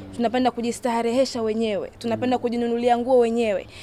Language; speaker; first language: Swahili; native; Swahili